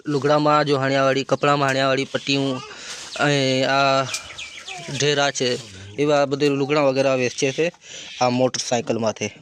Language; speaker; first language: Urdu; non-native, local second language; Gujarati